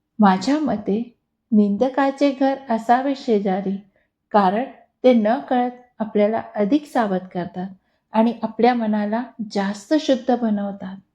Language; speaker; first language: Marathi; non-native, local second language; Hindi